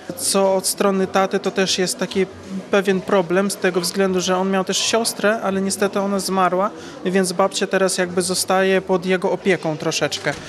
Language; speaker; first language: Polish; early bilingual, heritage; Polish